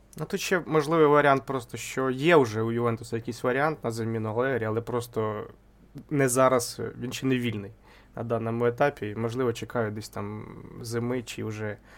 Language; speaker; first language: Ukrainian; native; Ukrainian